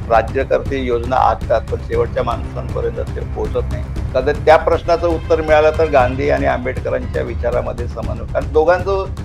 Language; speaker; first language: Marathi; native; Marathi